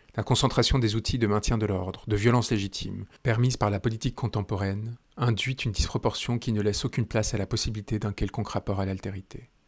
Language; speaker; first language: French; native; French